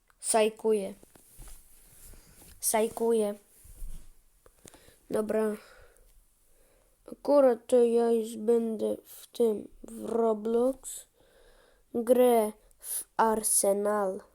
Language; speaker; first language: Polish; early bilingual, heritage; Polish